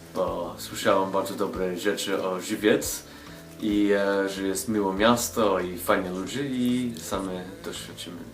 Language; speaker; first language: Polish; non-native, learner; English